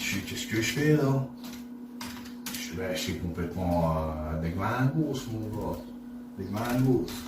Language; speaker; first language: French; native; French